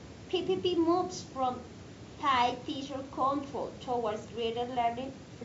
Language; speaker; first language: English; non-native, fluent; Spanish